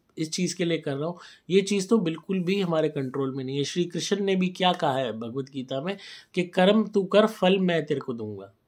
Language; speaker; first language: Hindi; native; Hindi